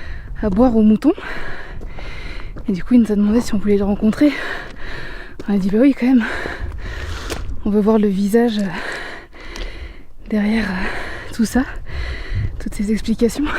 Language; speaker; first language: French; native; French